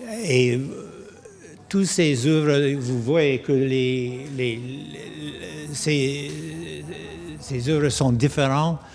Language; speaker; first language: French; non-native, local second language; English